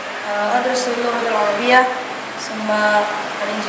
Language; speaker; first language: Arabic; non-native, learner; Indonesian